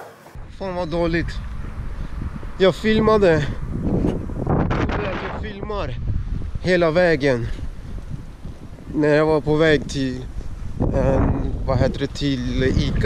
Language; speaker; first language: Swedish; non-native, fluent; Russian